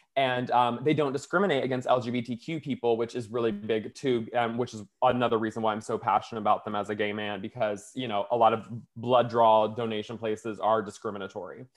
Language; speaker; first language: English; native; English